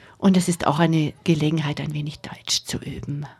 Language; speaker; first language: German; native; German